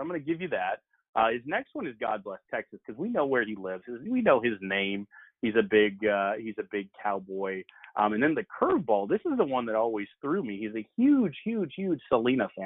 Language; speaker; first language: English; native; English